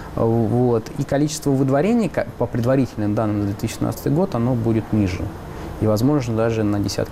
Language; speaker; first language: Russian; native; Russian